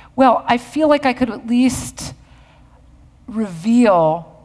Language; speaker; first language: English; native; English